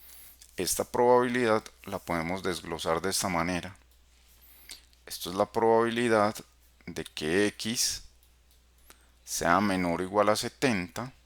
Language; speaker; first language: Spanish; native; Spanish